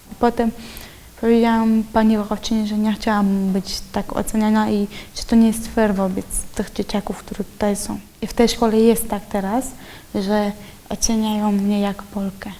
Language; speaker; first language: Polish; non-native, fluent; Chechen